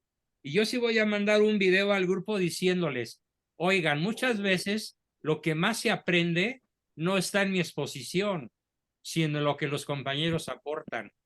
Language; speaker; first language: Spanish; native; Spanish